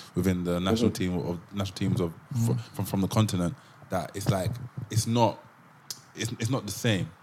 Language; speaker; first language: English; native; English